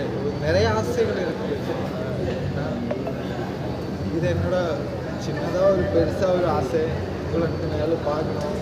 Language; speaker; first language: Tamil; non-native, local second language; Malayalam